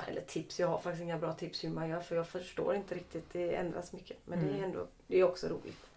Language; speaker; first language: Swedish; native; Swedish